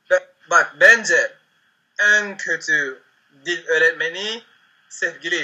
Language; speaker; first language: Turkish; non-native, fluent; Spanish